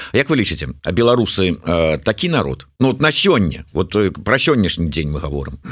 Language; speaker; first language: Belarusian; non-native, local second language; Russian